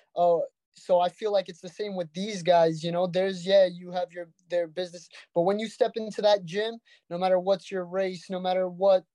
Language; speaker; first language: English; native; English